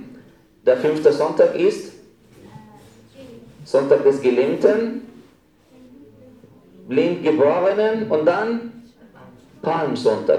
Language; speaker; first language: German; non-native, fluent; Arabic